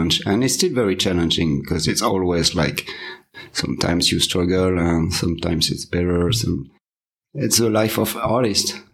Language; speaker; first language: English; non-native, fluent; French